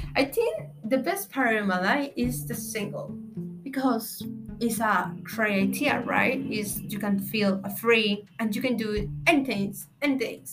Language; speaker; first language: English; non-native, learner; Spanish